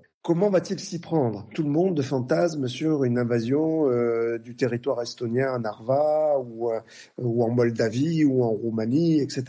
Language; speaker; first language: French; native; French